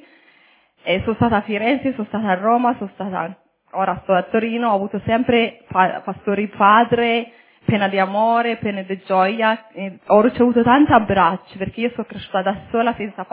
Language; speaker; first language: Italian; early bilingual, other home language; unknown